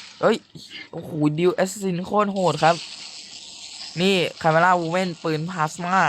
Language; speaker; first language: Thai; native; Thai